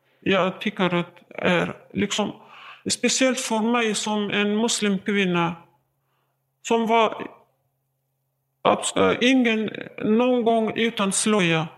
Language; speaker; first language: Swedish; non-native, learner; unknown